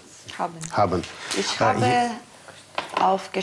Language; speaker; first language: German; non-native, learner; Russian